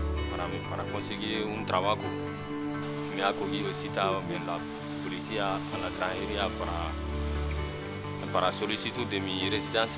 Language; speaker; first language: Spanish; non-native, learner; Bambara